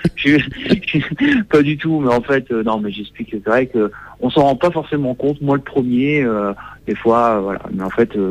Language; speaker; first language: French; native; French